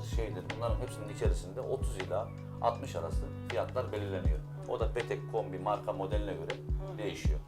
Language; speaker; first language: Turkish; native; Turkish